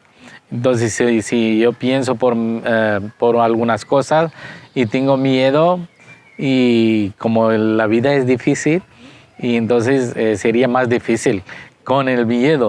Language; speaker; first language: Spanish; non-native, fluent; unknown